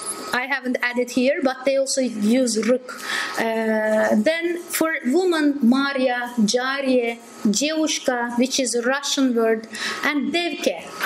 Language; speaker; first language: English; non-native, fluent; Azerbaijani